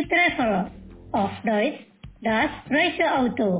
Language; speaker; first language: German; non-native, fluent; Indonesian